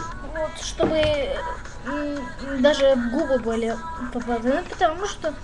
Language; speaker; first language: Russian; non-native, learner; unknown